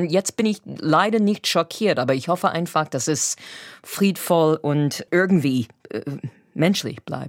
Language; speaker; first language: German; non-native, fluent; English